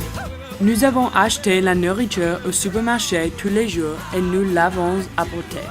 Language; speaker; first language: French; non-native, learner; English